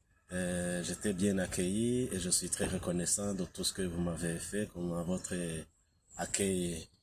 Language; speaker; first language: French; non-native, local second language; Kinyarwanda